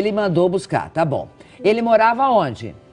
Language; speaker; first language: Portuguese; native; Portuguese